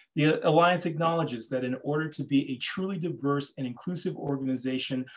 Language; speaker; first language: English; native; English